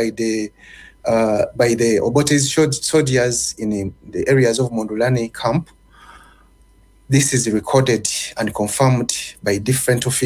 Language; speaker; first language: English; non-native, local second language; Ganda